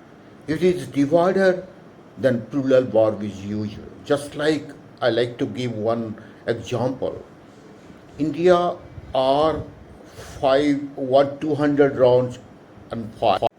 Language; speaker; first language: English; non-native, local second language; Odia